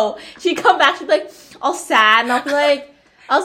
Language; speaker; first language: English; early bilingual, other home language; Vietnamese